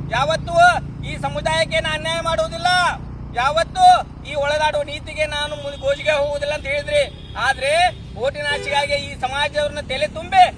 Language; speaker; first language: Kannada; non-native, local second language; Lambadi